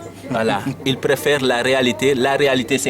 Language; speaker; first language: French; non-native, local second language; Wolof